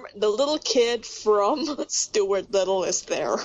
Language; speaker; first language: English; non-native, local second language; Filipino